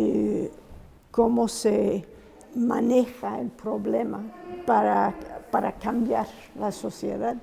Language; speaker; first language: Spanish; non-native, fluent; English